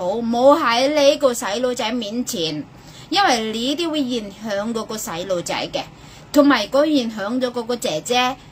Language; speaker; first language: Cantonese; non-native, fluent; Indonesian